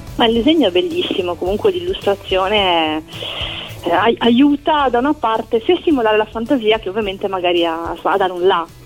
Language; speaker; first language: Italian; native; Italian